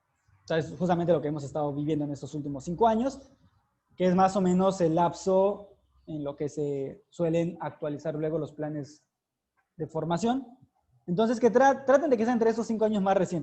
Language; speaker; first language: Spanish; native; Spanish